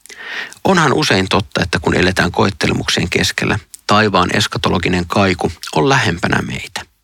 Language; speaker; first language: Finnish; native; Finnish